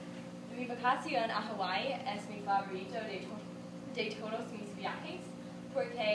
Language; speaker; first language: Spanish; non-native, learner; English